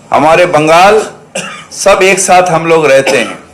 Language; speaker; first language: Hindi; non-native, local second language; Bangla